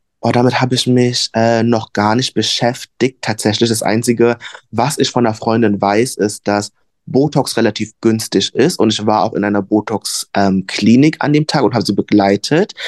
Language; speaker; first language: German; early bilingual, other home language; Vietnamese